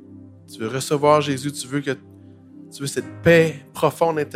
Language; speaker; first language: French; native; French